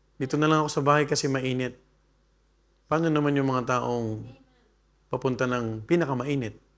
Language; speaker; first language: Filipino; native; Filipino